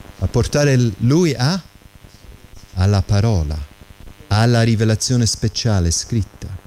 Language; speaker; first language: Italian; non-native, fluent; English